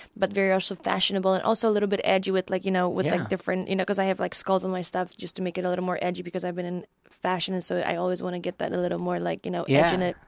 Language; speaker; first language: English; early bilingual, other home language; Polish